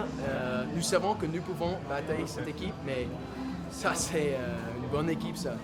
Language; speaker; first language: French; non-native, fluent; English